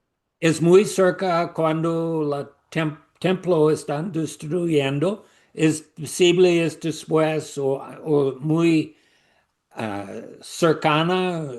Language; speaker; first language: Spanish; non-native, learner; English